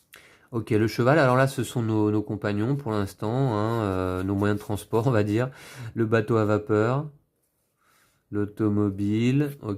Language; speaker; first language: French; native; French